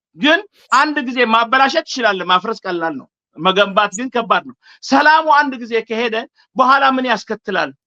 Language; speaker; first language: Amharic; non-native, local second language; Afar